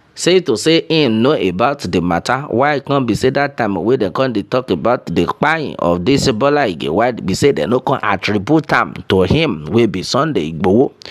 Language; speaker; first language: Nigerian Pidgin; non-native, local second language; Yoruba